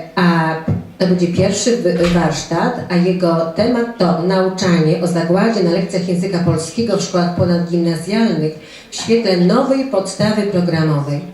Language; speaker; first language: Polish; native; Polish